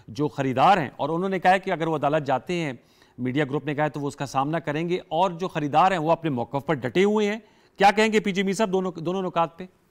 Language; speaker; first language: Hindi; native; Hindi